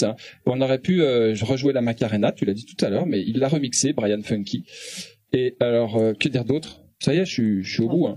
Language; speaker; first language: French; native; French